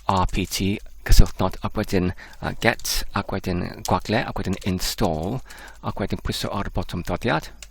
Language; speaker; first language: Welsh; non-native, fluent; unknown